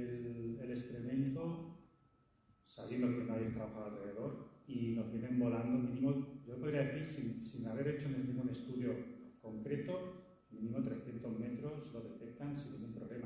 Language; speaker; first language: Spanish; native; Spanish